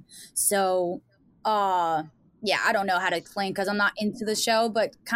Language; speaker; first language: English; non-native, fluent; Danish